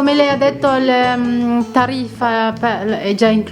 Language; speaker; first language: Italian; non-native, learner; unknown